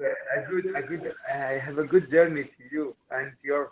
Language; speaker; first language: English; non-native, learner; Arabic